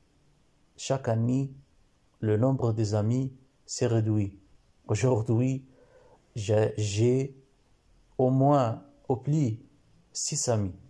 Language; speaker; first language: French; non-native, learner; Arabic